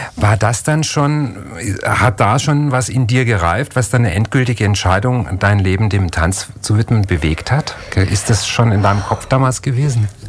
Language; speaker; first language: German; native; German